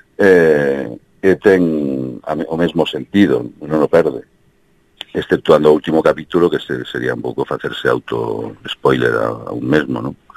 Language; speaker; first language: Galician; early bilingual, heritage; Galician